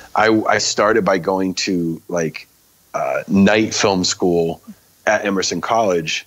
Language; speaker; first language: English; native; English